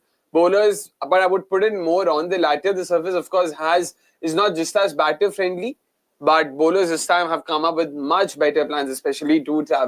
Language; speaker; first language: English; non-native, local second language; Hindi